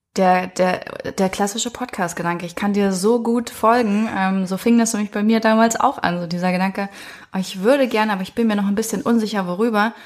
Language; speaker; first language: German; native; German